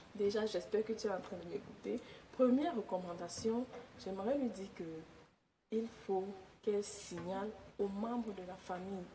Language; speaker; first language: French; native; French